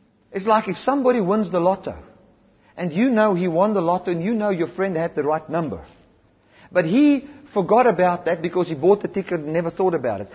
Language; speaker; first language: English; non-native, local second language; Afrikaans